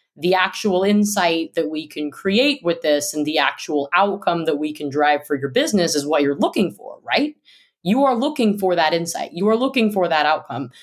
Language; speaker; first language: English; native; English